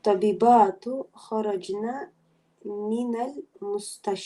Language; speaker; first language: Arabic; non-native, learner; English